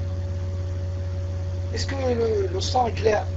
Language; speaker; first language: French; non-native, local second language; Arabic